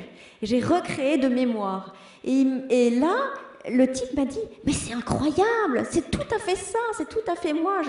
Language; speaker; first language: French; native; French